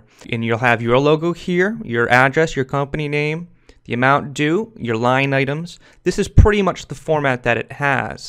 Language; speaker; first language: English; native; English